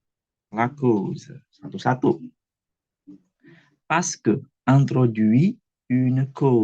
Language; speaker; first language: French; non-native, fluent; Indonesian